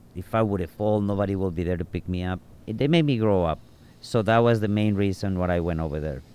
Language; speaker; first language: English; non-native, fluent; Spanish